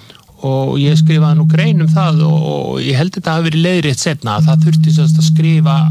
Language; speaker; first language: Icelandic; native; Icelandic